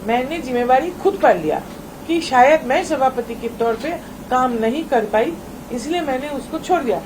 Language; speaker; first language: Hindi; non-native, local second language; Bangla